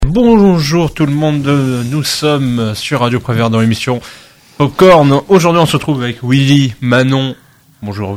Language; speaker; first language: French; native; French